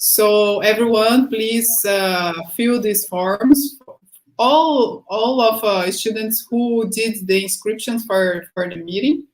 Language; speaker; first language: English; non-native, fluent; Portuguese